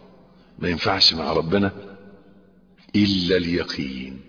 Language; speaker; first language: Arabic; native; Arabic